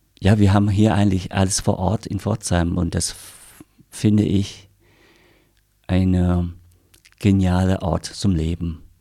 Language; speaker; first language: German; non-native, fluent; Vietnamese